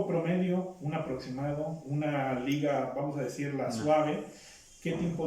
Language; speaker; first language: Spanish; native; Spanish